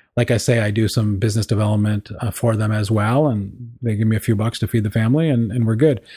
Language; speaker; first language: English; native; English